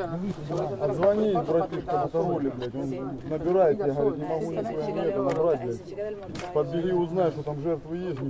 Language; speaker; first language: Russian; native; Russian